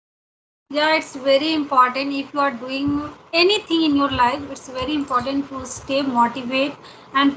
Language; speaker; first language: English; non-native, learner; Hindi